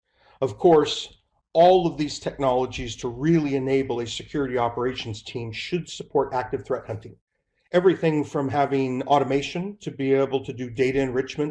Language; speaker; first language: English; native; English